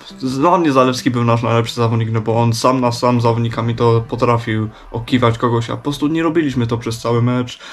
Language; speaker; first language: Polish; early bilingual, heritage; Polish